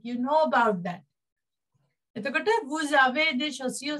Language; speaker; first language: English; non-native, local second language; Sinhala